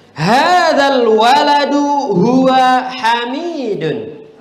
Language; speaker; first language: Arabic; non-native, fluent; Indonesian